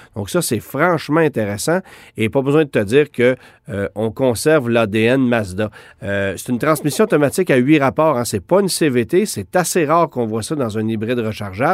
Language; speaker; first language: French; native; French